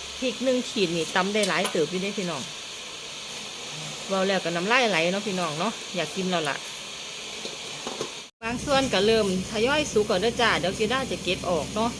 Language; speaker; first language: Thai; non-native, local second language; Northeastern Thai